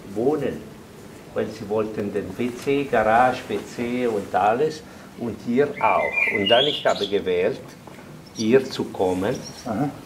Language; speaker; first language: German; non-native, local second language; Italian